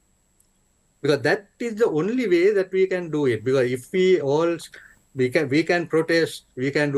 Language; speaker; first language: English; non-native, local second language; Sinhala